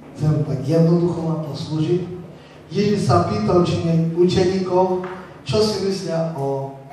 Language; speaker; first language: Slovak; non-native, local second language; Romany